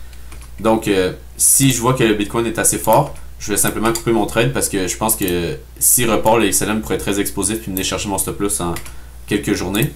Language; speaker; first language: French; native; French